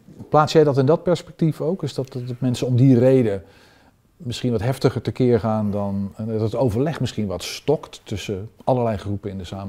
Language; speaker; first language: Dutch; native; Dutch